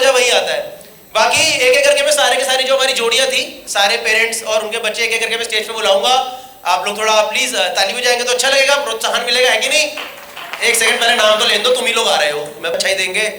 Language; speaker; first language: Hindi; native; Hindi